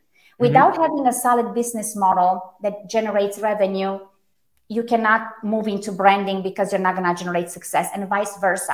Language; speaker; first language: English; non-native, fluent; Romanian